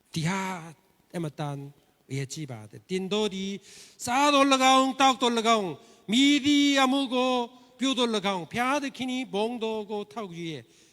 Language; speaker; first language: Burmese; non-native, learner; Korean